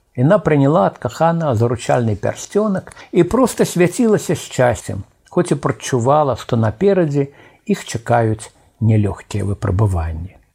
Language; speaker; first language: Belarusian; native; Belarusian